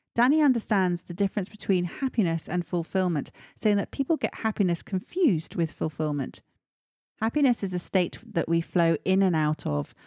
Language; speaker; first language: English; native; English